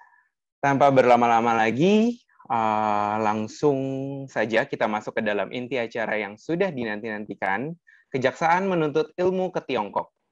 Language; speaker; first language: Indonesian; native; Indonesian